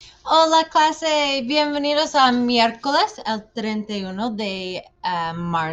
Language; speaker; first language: Spanish; non-native, fluent; English